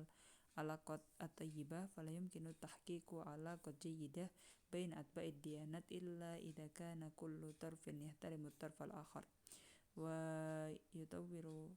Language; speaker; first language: Arabic; non-native, fluent; Indonesian